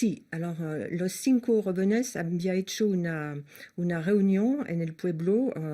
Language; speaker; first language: Spanish; non-native, learner; French